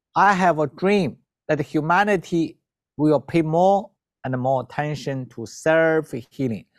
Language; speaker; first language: English; non-native, learner; Chinese